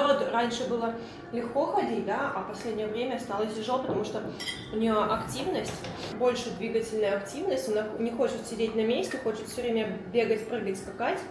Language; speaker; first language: Russian; native; Russian